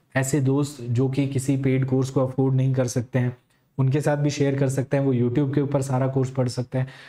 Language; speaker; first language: Hindi; native; Hindi